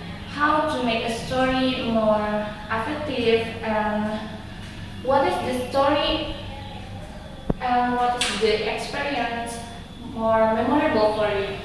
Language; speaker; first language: English; non-native, learner; Indonesian